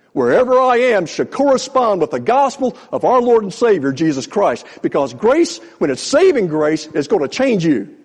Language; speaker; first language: English; native; English